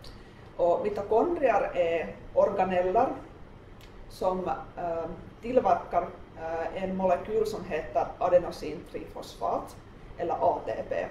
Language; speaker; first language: Swedish; non-native, local second language; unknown